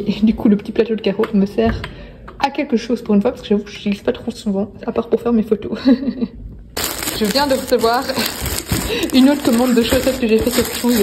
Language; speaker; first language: French; native; French